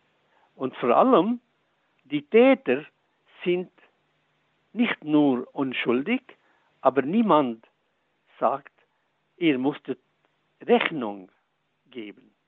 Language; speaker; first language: German; non-native, fluent; Arabic